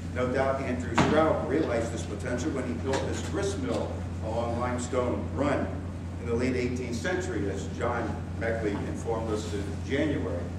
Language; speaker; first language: English; native; English